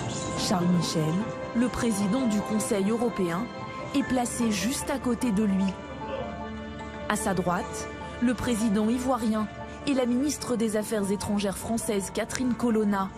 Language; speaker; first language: French; native; French